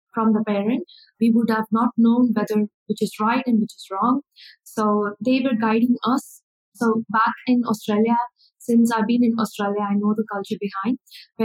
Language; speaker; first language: English; non-native, local second language; Tamil